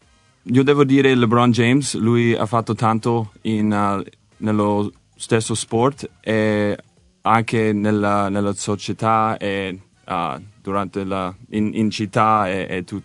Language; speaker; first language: Italian; non-native, learner; English